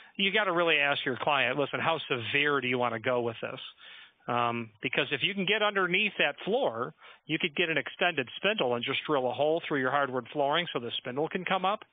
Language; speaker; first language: English; native; English